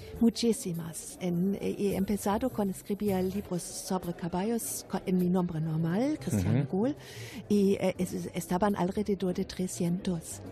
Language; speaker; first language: Spanish; non-native, fluent; German